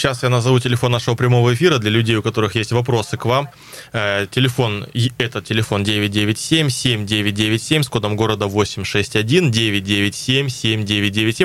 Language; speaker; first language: Russian; native; Russian